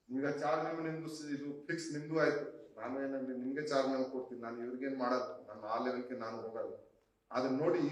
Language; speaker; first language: Kannada; non-native, fluent; Hindi